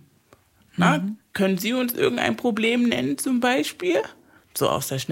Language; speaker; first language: German; native; German